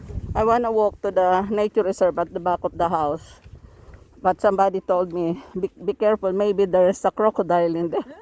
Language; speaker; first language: English; non-native, local second language; Filipino